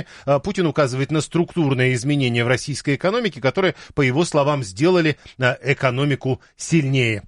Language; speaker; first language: Russian; native; Russian